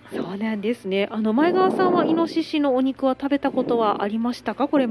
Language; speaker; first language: Japanese; native; Japanese